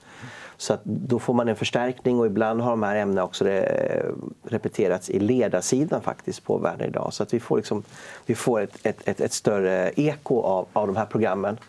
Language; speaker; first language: Swedish; native; Swedish